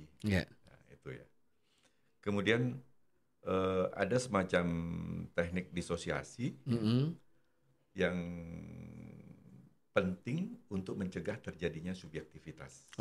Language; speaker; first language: Indonesian; non-native, local second language; Javanese